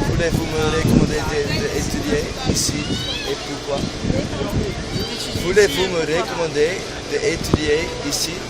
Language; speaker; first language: French; non-native, learner; Dutch